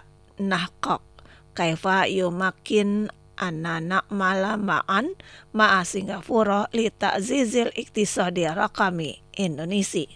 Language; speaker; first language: Arabic; non-native, fluent; Indonesian